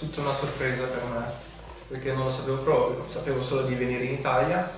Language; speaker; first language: Italian; early bilingual, other home language; Romanian